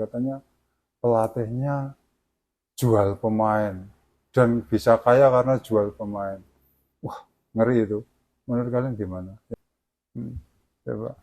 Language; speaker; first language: Indonesian; native; Indonesian